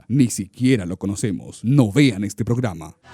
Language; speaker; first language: Spanish; native; Spanish